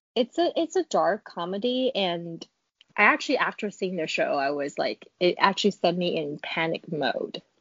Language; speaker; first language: English; non-native, fluent; Chinese